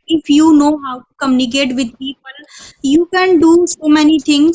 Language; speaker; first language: English; non-native, learner; Hindi